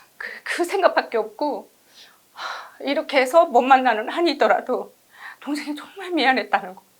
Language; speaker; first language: Korean; native; Korean